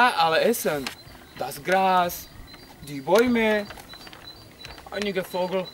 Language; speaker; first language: German; non-native, learner; Czech